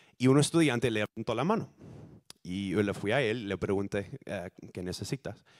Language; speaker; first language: Spanish; non-native, fluent; English